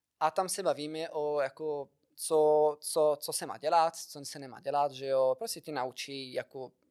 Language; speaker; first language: Czech; non-native, fluent; Italian